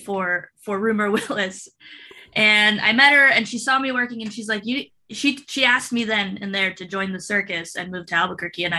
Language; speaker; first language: English; non-native, fluent; Spanish